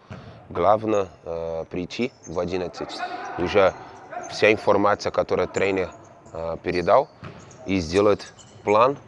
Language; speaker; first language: Russian; non-native, learner; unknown